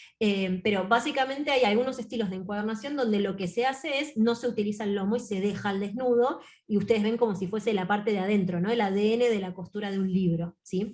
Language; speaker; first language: Spanish; native; Spanish